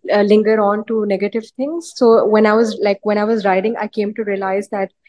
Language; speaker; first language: English; early bilingual, other home language; Urdu